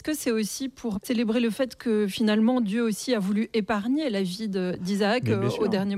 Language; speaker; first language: French; native; French